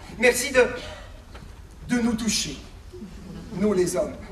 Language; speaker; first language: French; native; French